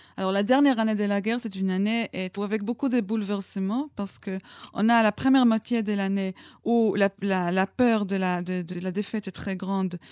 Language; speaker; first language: French; non-native, fluent; Hebrew